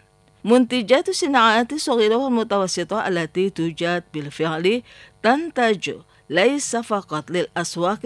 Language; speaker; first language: Arabic; non-native, fluent; Indonesian